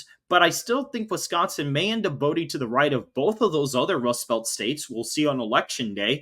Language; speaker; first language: English; native; English